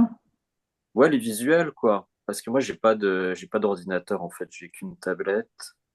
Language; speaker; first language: French; native; French